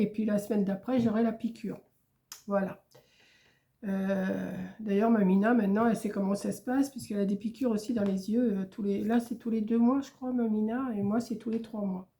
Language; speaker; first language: French; native; French